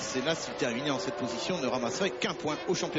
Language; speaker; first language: French; native; French